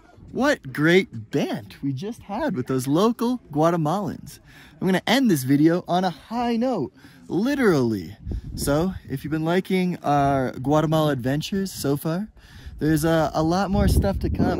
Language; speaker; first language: English; native; English